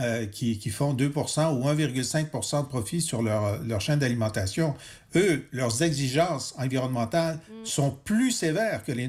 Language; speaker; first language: French; native; French